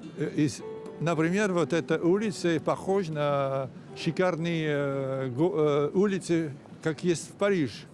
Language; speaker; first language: Russian; non-native, learner; French